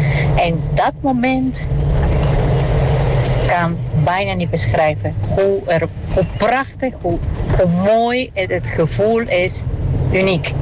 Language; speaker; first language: Dutch; non-native, local second language; Papiamento